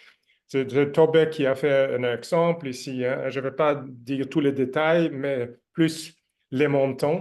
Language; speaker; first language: French; non-native, learner; Swedish